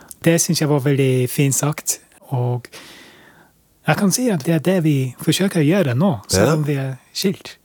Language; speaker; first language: Norwegian; non-native, fluent; English